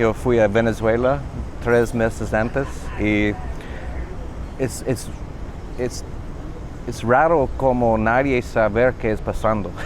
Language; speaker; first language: Spanish; non-native, learner; English